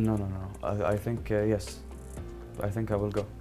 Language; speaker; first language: English; non-native, learner; Arabic